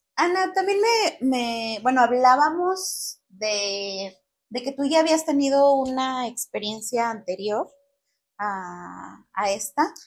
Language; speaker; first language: Spanish; native; Spanish